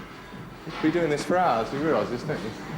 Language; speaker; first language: English; native; English